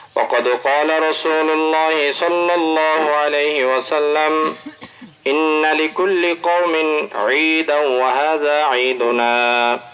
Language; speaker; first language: Arabic; non-native, fluent; Bangla